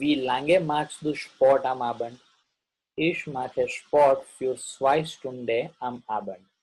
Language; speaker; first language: German; non-native, learner; Gujarati